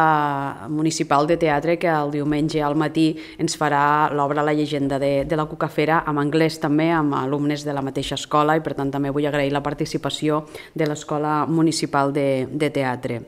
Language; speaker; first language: Catalan; native; Catalan